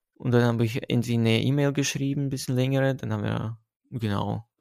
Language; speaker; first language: German; non-native, fluent; Russian